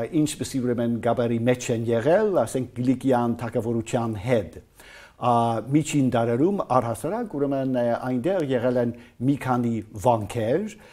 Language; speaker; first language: Armenian; non-native, fluent; English